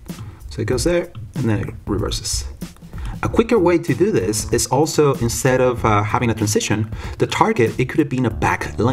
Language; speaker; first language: English; non-native, fluent; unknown